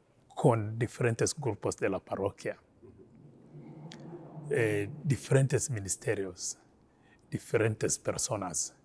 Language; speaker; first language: Spanish; non-native, fluent; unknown